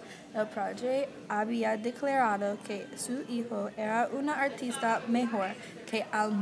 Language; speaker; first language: Spanish; non-native, learner; English